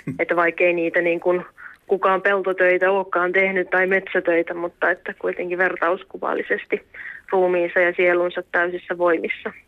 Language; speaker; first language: Finnish; native; Finnish